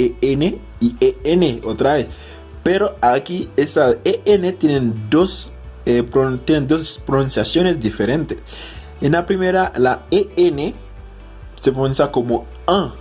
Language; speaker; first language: Spanish; non-native, fluent; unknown